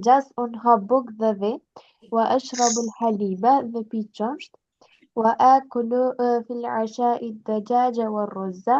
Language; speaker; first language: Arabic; non-native, learner; Albanian